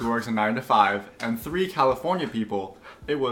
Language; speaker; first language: English; native; English